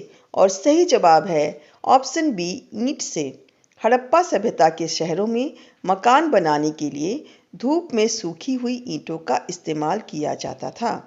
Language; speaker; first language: Hindi; native; Hindi